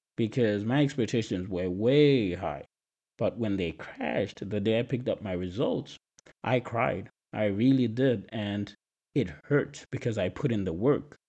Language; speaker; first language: English; non-native, local second language; Shona